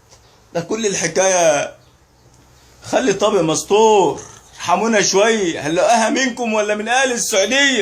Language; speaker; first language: Arabic; native; Arabic